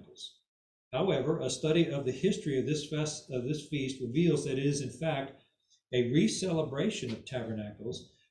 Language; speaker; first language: English; native; English